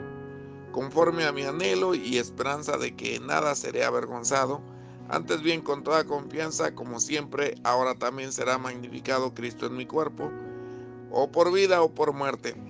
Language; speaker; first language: Spanish; native; Spanish